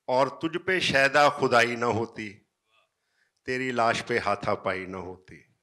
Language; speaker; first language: Hindi; native; Hindi